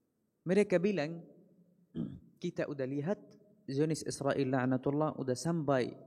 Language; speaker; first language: Indonesian; non-native, fluent; Arabic